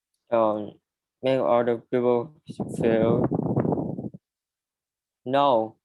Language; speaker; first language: English; non-native, learner; Vietnamese